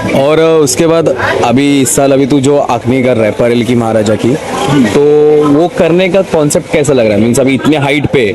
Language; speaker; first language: Hindi; non-native, local second language; Marathi